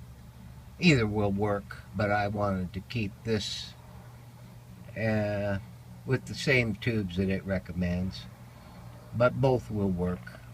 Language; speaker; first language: English; native; English